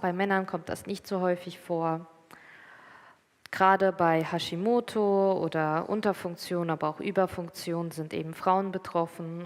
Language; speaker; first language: German; native; German